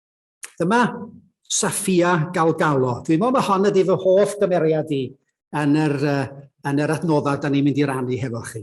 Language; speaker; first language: Welsh; native; Welsh